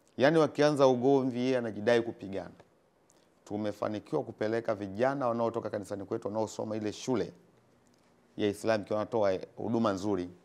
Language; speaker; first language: Swahili; native; Swahili